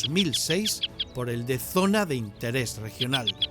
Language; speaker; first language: Spanish; native; Spanish